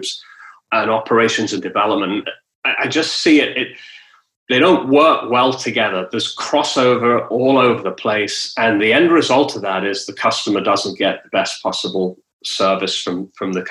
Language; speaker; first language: English; native; English